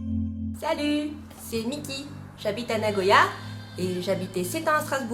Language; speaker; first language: French; non-native, fluent; Japanese